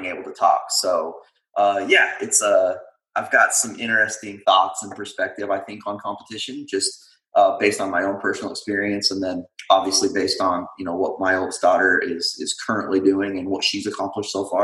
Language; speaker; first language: English; native; English